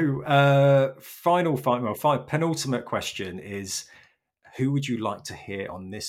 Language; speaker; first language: English; native; English